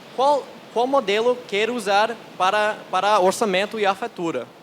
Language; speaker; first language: Portuguese; non-native, learner; English